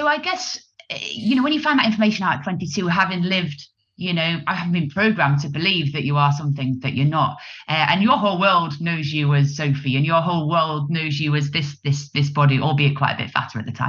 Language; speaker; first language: English; native; English